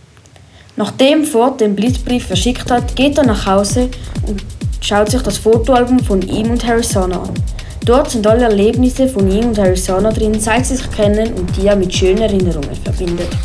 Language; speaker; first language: German; native; German